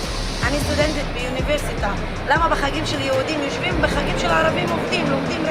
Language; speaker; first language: Hebrew; non-native, local second language; Arabic